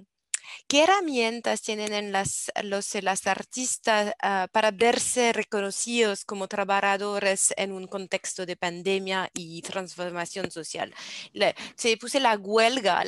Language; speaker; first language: Spanish; non-native, learner; English